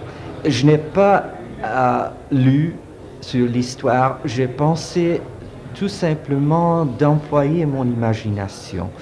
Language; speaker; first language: French; early bilingual, heritage; French